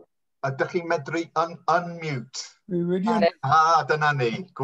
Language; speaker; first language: Welsh; non-native, fluent; English